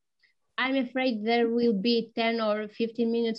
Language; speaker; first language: English; non-native, learner; Italian